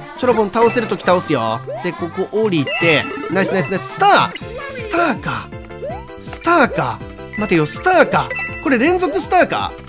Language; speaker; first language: Japanese; native; Japanese